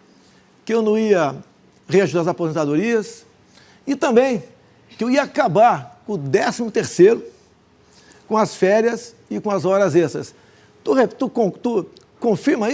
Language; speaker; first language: Portuguese; native; Portuguese